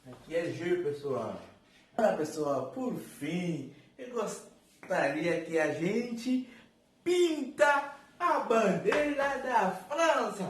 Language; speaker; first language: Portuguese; non-native, fluent; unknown